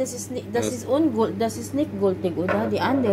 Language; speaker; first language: German; non-native, learner; Filipino